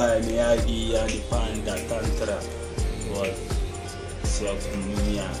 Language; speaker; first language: Russian; non-native, learner; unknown